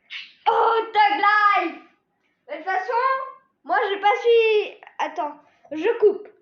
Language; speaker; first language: French; native; French